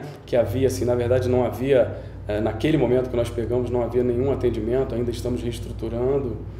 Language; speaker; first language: Portuguese; native; Portuguese